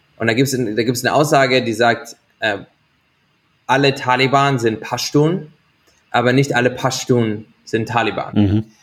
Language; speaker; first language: German; native; German